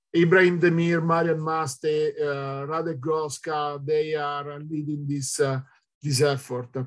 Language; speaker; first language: English; non-native, fluent; Italian